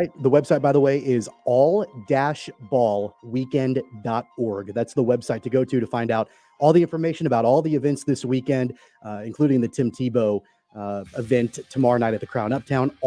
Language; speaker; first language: English; native; English